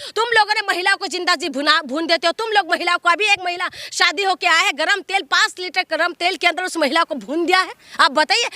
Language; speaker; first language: Hindi; non-native, local second language; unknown